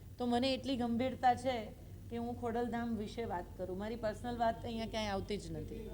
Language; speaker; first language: Gujarati; native; Gujarati